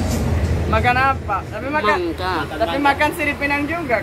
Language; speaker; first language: Indonesian; non-native, fluent; Czech